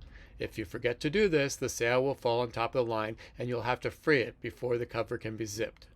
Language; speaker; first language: English; native; English